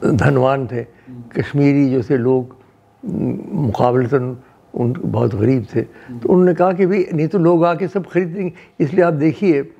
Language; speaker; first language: Hindi; non-native, local second language; Dogri